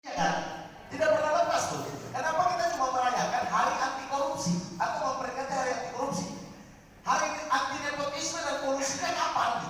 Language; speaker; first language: Indonesian; native; Indonesian